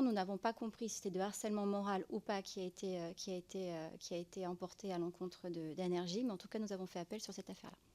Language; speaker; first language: French; native; French